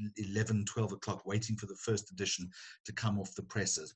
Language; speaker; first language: English; native; English